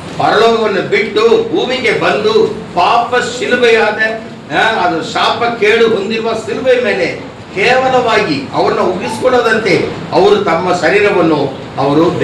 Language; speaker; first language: Kannada; non-native, local second language; Telugu